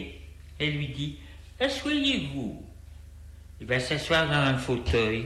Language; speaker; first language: French; native; French